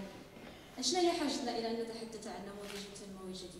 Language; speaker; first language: Arabic; native; Arabic